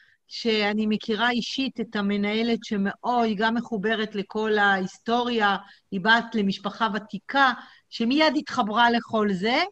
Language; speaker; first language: Hebrew; native; Hebrew